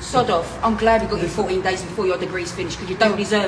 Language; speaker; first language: English; native; English